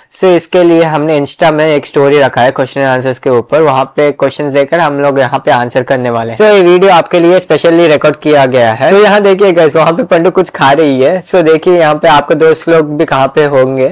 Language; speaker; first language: Hindi; non-native, local second language; Bangla